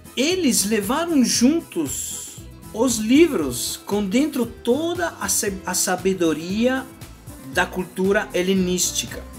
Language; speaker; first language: Portuguese; non-native, fluent; Italian